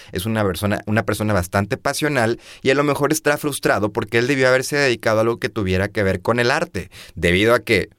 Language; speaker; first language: Spanish; native; Spanish